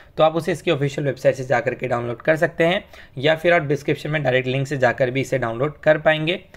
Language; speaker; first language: Hindi; native; Hindi